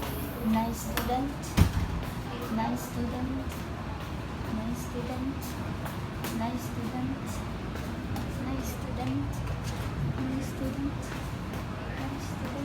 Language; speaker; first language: English; non-native, local second language; Cebuano